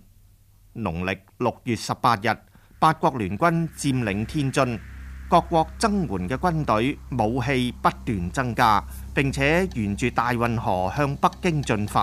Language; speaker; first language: Chinese; non-native, local second language; Cantonese